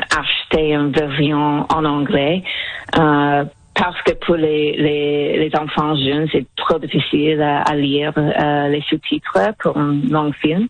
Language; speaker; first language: French; non-native, local second language; English